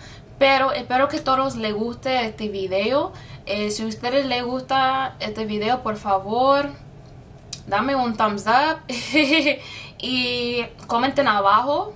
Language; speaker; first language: Spanish; non-native, fluent; English